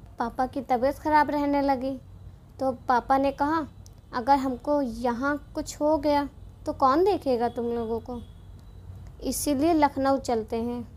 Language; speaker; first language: Hindi; native; Hindi